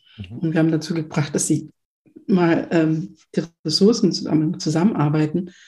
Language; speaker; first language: German; early bilingual, other home language; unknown